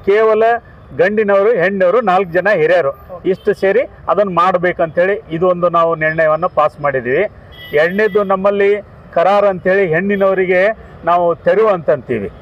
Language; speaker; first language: Kannada; non-native, local second language; Lambadi